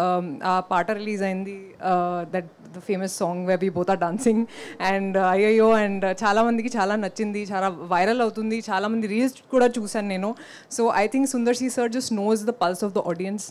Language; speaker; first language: Telugu; non-native, fluent; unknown